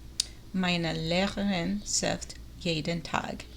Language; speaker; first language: German; non-native, learner; English